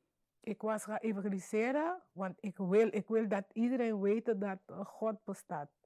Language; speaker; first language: Dutch; non-native, local second language; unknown